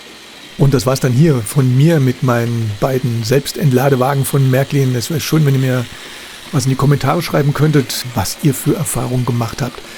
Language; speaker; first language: German; native; German